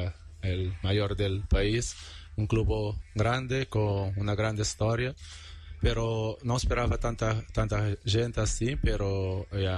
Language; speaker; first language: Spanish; non-native, learner; Portuguese